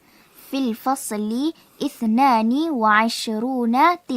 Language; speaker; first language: Arabic; non-native, learner; Malay